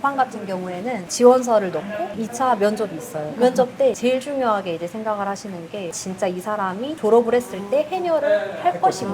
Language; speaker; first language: Korean; native; Korean